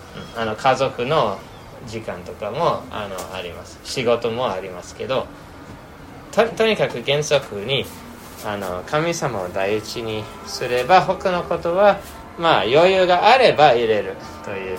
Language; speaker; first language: Japanese; non-native, fluent; English